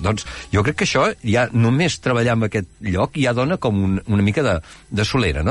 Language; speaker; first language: Catalan; native; Catalan